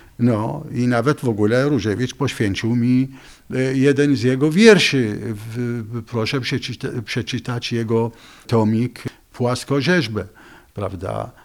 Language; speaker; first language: Polish; non-native, fluent; Arabic